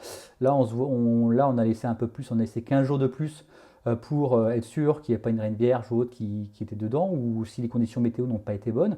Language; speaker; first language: French; native; French